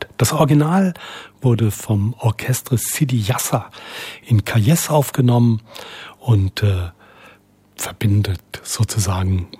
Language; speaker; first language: German; native; German